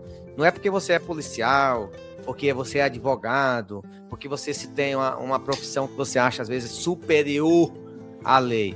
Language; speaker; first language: Portuguese; native; Portuguese